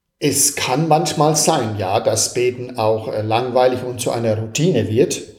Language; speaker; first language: German; native; German